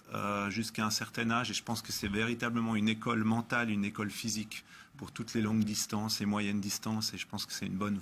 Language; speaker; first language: French; native; French